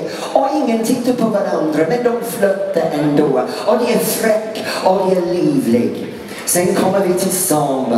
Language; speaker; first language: Swedish; non-native, fluent; English